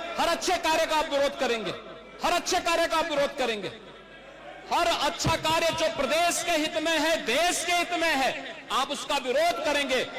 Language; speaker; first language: Hindi; native; Hindi